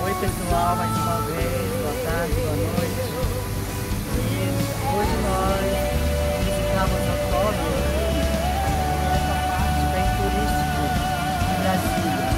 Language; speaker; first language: Portuguese; non-native, local second language; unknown